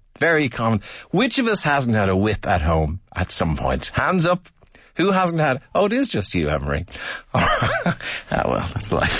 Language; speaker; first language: English; native; English